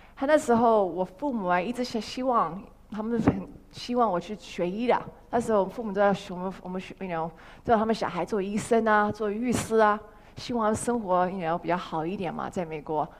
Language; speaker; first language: Chinese; early bilingual, heritage; Chinese